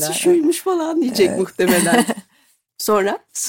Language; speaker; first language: Turkish; native; Turkish